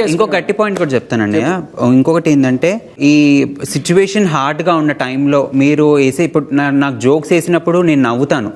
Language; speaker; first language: Telugu; native; Telugu